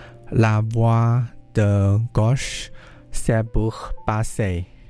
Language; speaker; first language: French; non-native, learner; Chinese